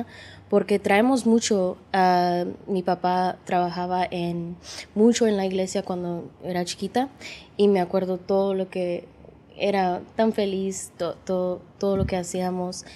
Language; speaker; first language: Spanish; early bilingual, heritage; English